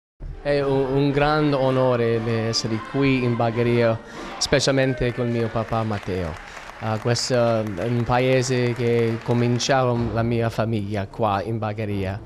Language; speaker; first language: Italian; early bilingual, heritage; English